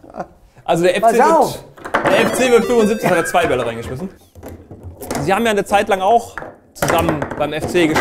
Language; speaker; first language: German; native; German